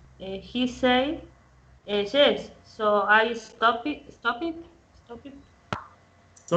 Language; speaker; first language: English; non-native, learner; Spanish